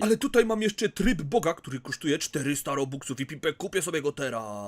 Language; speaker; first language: Polish; native; Polish